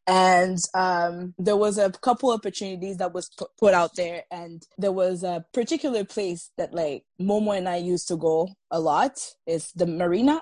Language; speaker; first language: English; non-native, fluent; French